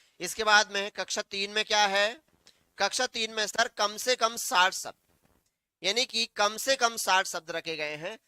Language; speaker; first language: Hindi; native; Hindi